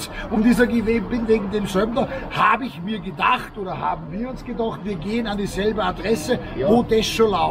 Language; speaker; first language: German; native; German